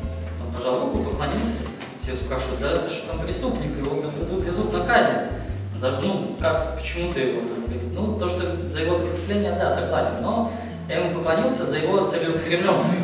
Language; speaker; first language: Russian; native; Russian